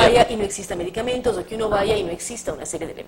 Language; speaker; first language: Spanish; native; Spanish